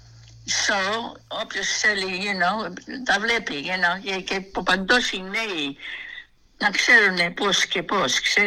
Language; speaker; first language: Greek; early bilingual, heritage; Greek